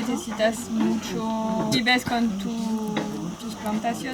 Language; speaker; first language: Spanish; non-native, fluent; French